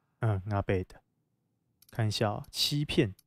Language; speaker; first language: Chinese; native; Chinese